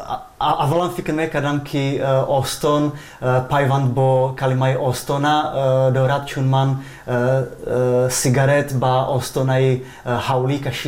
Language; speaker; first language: Persian; non-native, fluent; Czech